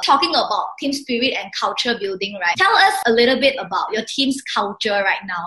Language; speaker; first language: English; non-native, local second language; Chinese